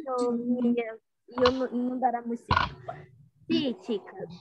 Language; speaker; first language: Spanish; non-native, learner; Portuguese